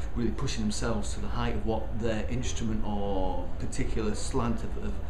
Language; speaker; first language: English; native; English